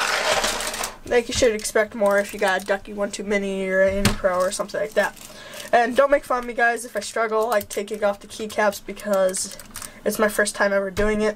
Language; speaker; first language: English; native; English